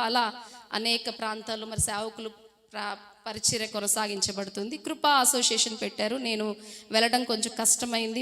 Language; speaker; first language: Telugu; non-native, fluent; Hindi